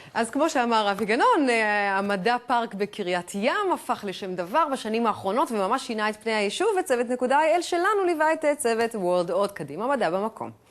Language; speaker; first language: Hebrew; native; Hebrew